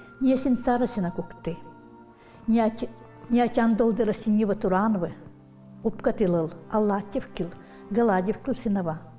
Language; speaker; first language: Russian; non-native, local second language; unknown